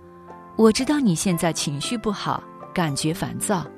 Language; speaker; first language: Chinese; native; Chinese